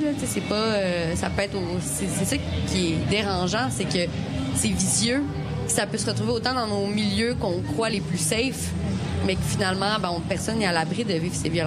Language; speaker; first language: French; native; French